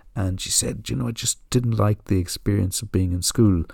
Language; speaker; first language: English; native; English